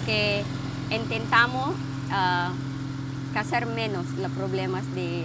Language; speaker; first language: Spanish; non-native, fluent; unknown